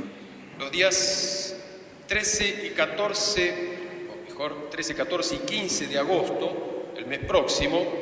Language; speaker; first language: Spanish; native; Spanish